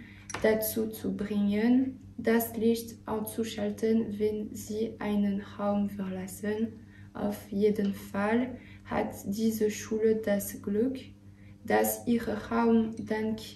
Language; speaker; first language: German; non-native, learner; French